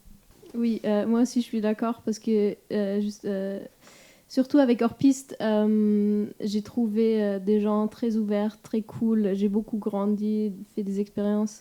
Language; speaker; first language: French; non-native, fluent; German